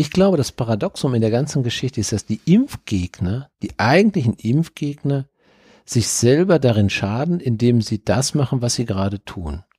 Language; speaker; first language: German; native; German